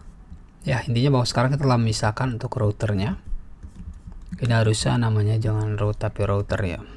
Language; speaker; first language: Indonesian; native; Indonesian